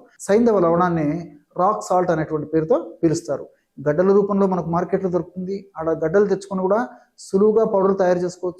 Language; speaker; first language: Telugu; native; Telugu